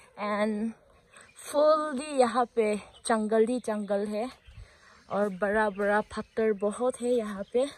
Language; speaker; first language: Hindi; non-native, local second language; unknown